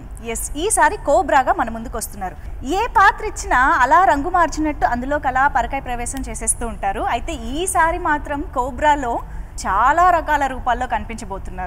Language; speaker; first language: Telugu; native; Telugu